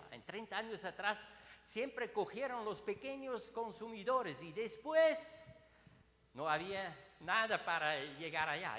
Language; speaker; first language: Spanish; non-native, learner; Swiss German